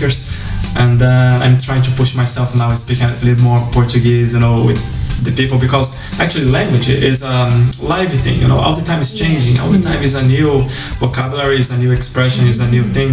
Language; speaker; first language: English; non-native, fluent; Portuguese